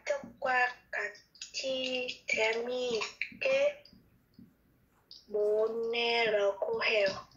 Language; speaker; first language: Korean; non-native, learner; Vietnamese